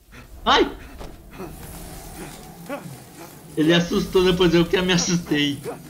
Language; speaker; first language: Portuguese; native; Portuguese